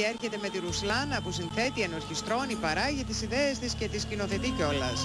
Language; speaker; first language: Greek; native; Greek